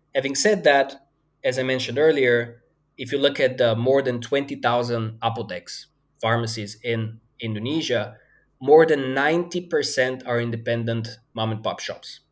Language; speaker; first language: English; non-native, fluent; Bulgarian